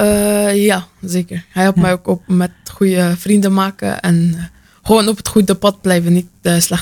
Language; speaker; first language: Dutch; early bilingual, other home language; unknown